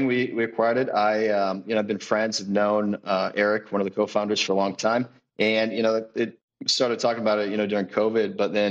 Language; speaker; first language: English; native; English